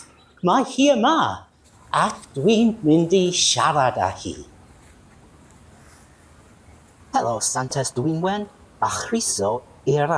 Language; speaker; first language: Welsh; non-native, learner; English